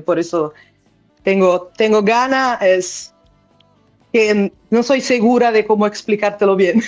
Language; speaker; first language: Spanish; non-native, learner; Italian